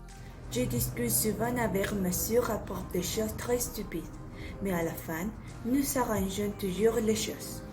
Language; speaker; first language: French; non-native, learner; Spanish